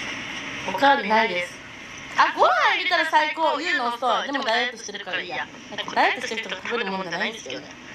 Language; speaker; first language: Japanese; native; Japanese